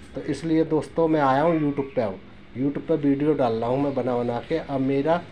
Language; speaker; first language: Hindi; native; Hindi